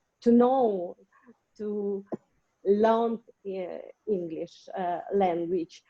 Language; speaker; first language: English; non-native, learner; Russian